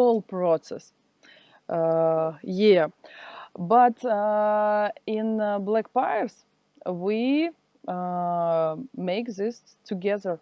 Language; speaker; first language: English; non-native, learner; Russian